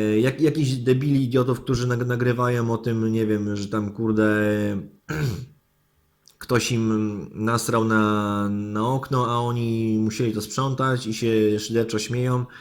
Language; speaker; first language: Polish; native; Polish